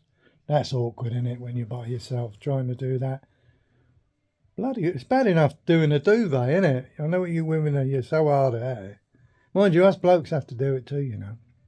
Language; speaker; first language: English; native; English